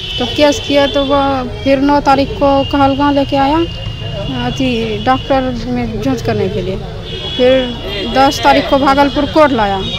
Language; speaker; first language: Hindi; native; Hindi